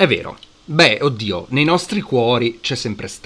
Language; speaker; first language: Italian; native; Italian